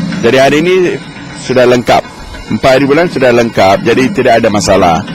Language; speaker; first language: Malay; non-native, local second language; Tamil